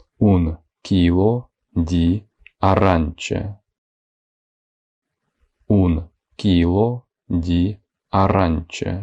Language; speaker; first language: Italian; non-native, fluent; Ukrainian